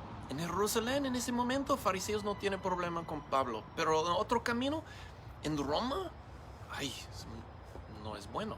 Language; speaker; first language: Spanish; non-native, learner; English